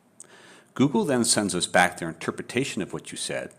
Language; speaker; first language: English; native; English